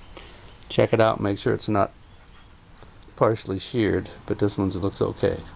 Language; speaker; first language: English; native; English